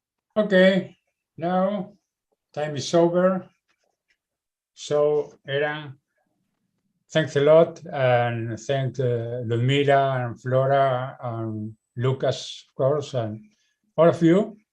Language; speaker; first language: English; non-native, learner; Spanish